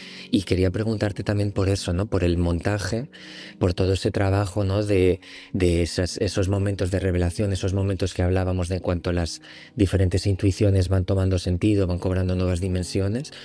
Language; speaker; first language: Spanish; native; Spanish